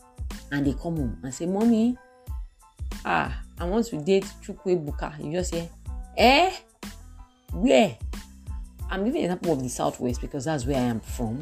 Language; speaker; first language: English; non-native, local second language; Yoruba